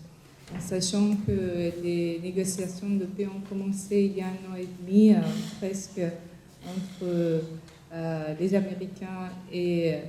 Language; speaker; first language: French; non-native, fluent; Persian